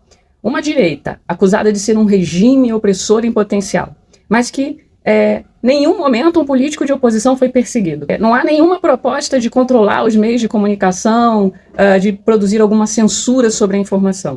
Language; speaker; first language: Portuguese; native; Portuguese